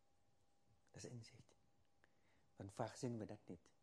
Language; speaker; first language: Dutch; non-native, fluent; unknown